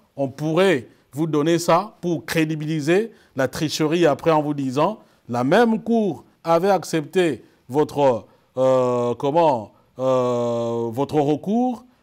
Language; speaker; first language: French; non-native, local second language; Lingala